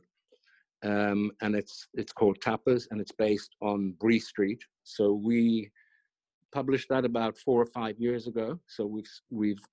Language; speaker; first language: English; native; English